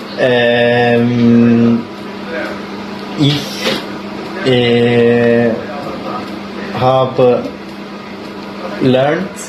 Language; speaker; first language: German; non-native, learner; Turkish